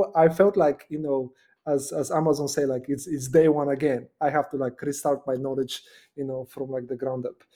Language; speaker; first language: English; non-native, fluent; Bulgarian